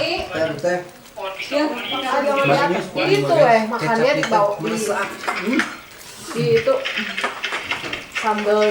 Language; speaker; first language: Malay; non-native, local second language; Sundanese